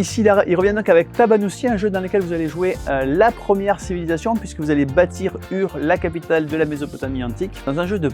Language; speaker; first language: French; native; French